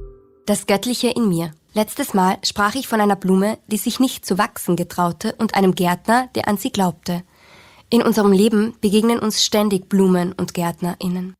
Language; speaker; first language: German; native; German